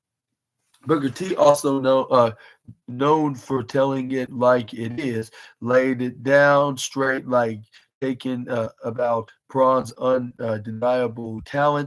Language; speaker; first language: English; native; English